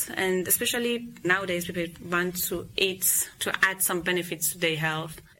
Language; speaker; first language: English; non-native, fluent; Persian